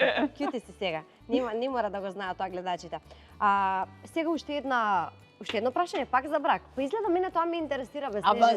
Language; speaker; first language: Macedonian; native; Macedonian